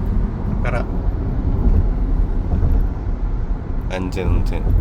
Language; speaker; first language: Japanese; non-native, fluent; Korean